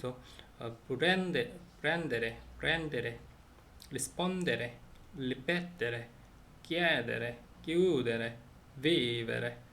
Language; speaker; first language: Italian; non-native, learner; Korean